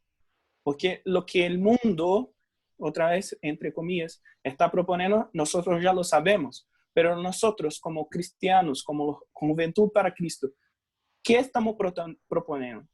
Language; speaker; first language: Spanish; non-native, fluent; Portuguese